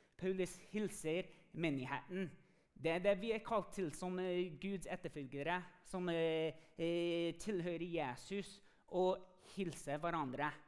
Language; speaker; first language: Norwegian; non-native, fluent; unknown